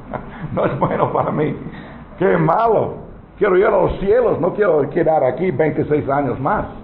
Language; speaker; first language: Spanish; non-native, learner; English